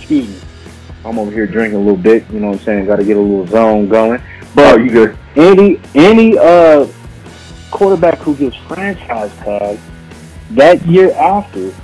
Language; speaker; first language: English; native; English